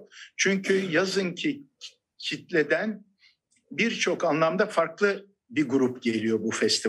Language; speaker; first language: Turkish; native; Turkish